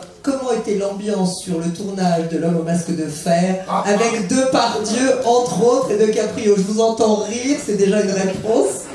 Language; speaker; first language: French; native; French